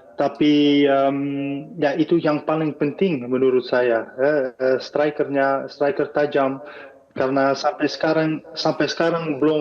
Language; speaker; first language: Indonesian; non-native, fluent; Dutch